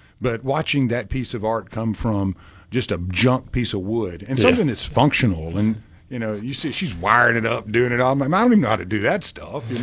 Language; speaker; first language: English; native; English